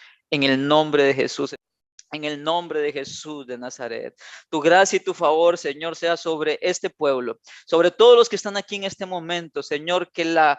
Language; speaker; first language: Spanish; native; Spanish